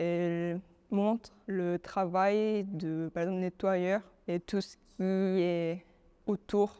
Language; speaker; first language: French; non-native, fluent; Korean